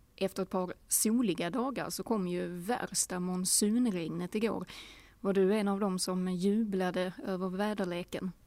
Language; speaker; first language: Swedish; native; Swedish